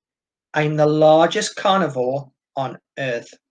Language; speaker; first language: English; native; English